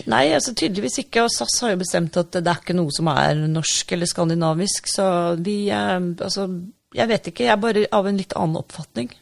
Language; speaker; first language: Norwegian; native; Norwegian